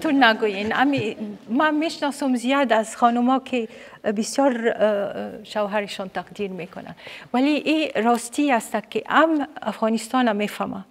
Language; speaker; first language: Persian; non-native, fluent; Arabic